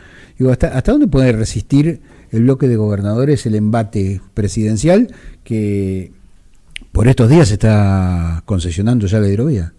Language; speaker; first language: Spanish; native; Spanish